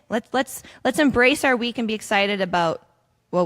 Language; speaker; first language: English; native; English